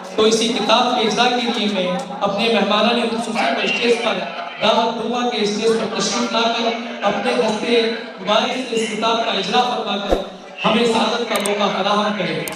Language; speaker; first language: Urdu; native; Urdu